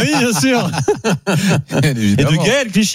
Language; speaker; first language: French; native; French